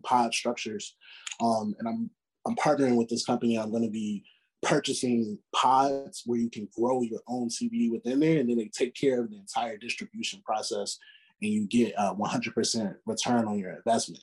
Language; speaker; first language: English; native; English